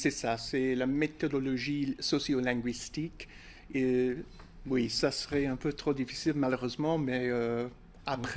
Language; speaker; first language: French; non-native, fluent; English